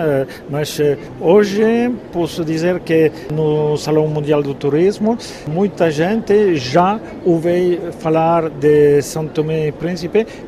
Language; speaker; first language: Portuguese; non-native, fluent; French